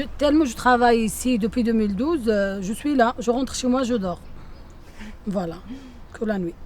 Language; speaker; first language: French; non-native, local second language; Arabic